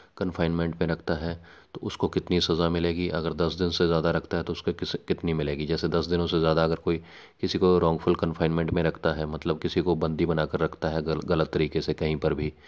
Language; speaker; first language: Hindi; non-native, local second language; Punjabi